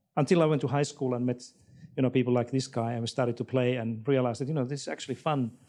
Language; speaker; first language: English; non-native, fluent; Finnish